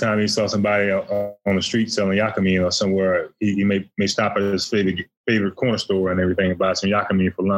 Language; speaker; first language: English; native; English